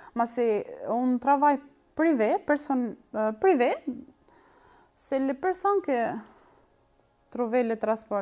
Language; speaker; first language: French; non-native, learner; Albanian